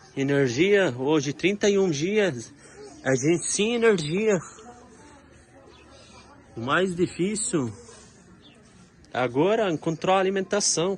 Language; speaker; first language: Portuguese; non-native, fluent; Arabic